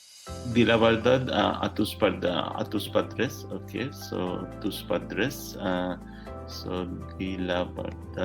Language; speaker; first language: Spanish; non-native, learner; English